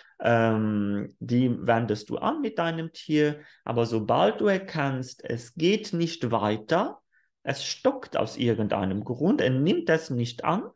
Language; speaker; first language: German; non-native, fluent; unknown